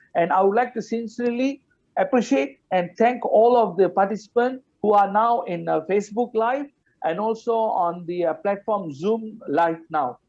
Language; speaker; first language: English; non-native, local second language; Malay